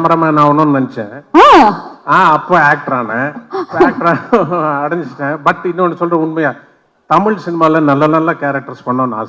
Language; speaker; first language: Tamil; non-native, local second language; Telugu